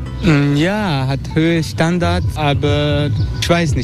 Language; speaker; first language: German; non-native, learner; Turkish